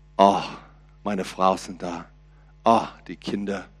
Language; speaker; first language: German; non-native, learner; English